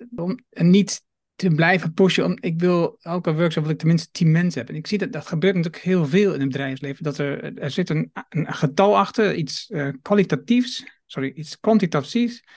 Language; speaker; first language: Dutch; native; Dutch